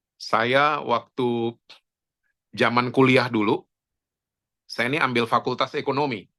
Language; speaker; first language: Indonesian; native; Indonesian